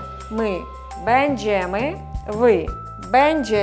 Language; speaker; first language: Polish; non-native, fluent; Russian